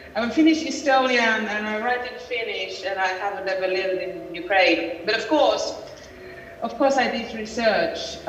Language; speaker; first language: English; non-native, fluent; Finnish